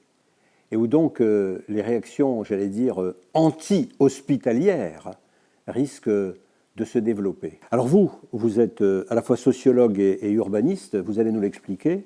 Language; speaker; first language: French; native; French